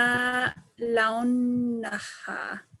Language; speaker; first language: Arabic; non-native, learner; English